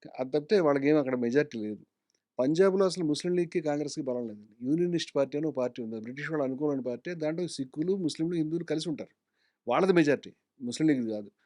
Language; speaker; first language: Telugu; native; Telugu